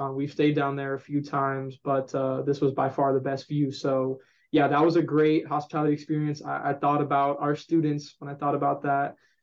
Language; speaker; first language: English; native; English